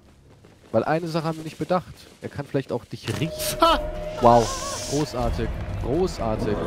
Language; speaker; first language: German; native; German